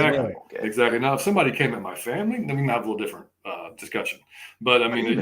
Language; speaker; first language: English; native; English